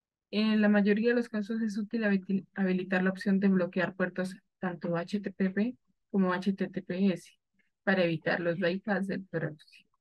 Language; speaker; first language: Spanish; native; Spanish